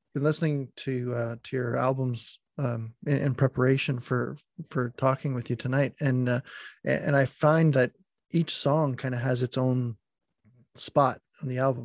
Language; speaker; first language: English; non-native, fluent; French